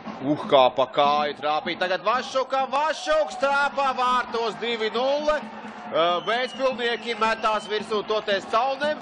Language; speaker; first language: Latvian; native; Latvian